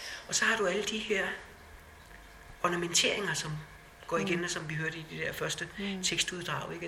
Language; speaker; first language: Danish; native; Danish